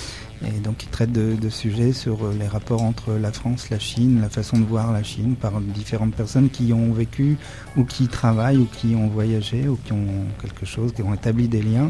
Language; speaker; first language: French; native; French